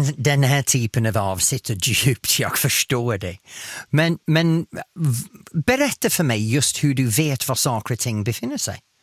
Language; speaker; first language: Swedish; non-native, fluent; English